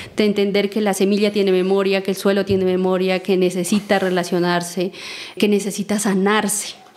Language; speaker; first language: Spanish; native; Spanish